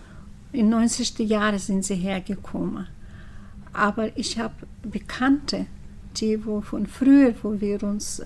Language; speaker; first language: German; early bilingual, heritage; German